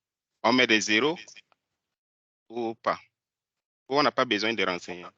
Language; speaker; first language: French; non-native, local second language; Malagasy